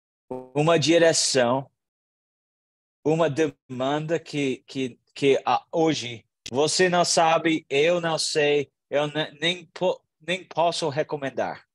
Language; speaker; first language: Portuguese; non-native, learner; English